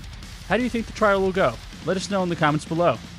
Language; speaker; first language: English; native; English